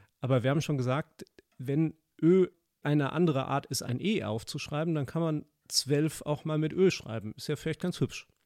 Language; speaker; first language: German; native; German